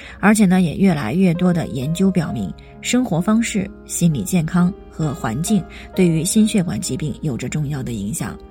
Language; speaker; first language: Chinese; native; Chinese